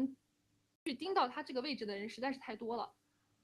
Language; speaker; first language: Chinese; native; Chinese